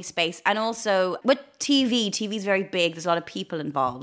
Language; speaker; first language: English; native; English